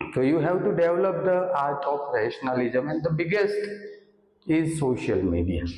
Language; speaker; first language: English; non-native, local second language; Gujarati